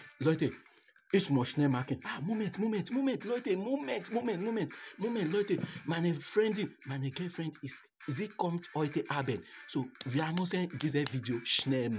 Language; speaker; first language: German; non-native, learner; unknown